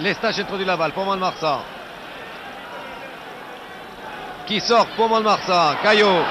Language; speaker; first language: French; native; French